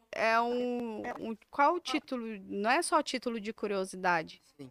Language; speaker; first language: Portuguese; native; Portuguese